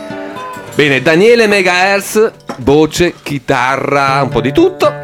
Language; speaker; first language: Italian; native; Italian